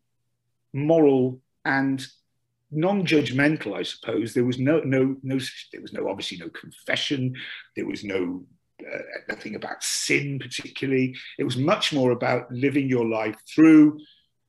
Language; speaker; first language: English; native; English